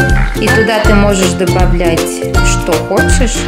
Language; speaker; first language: Russian; native; Russian